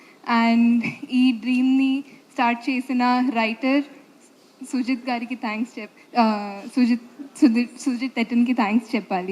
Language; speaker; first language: Telugu; non-native, fluent; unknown